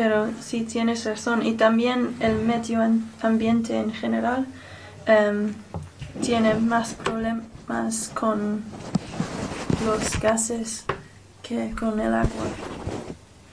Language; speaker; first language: Spanish; non-native, learner; English